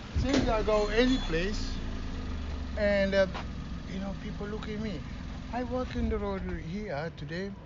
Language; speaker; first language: English; non-native, learner; Kabuverdianu